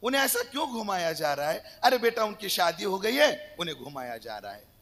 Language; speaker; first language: Hindi; non-native, local second language; Marathi